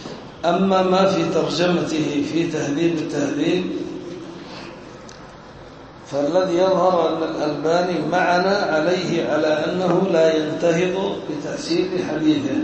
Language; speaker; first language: Arabic; native; Arabic